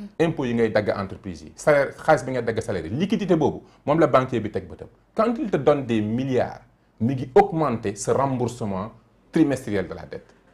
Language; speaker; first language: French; non-native, local second language; Wolof